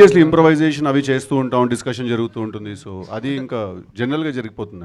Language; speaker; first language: Telugu; native; Telugu